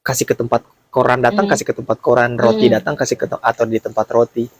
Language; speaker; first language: Indonesian; native; Indonesian